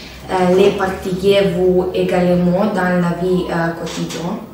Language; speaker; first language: French; non-native, learner; Serbian